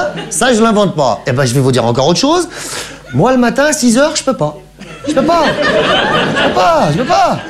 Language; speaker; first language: French; native; French